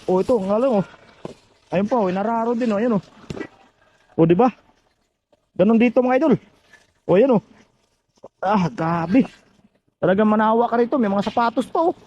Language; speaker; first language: Filipino; native; Filipino